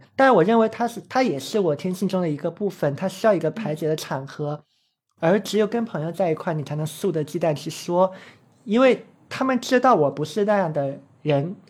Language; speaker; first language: Chinese; native; Chinese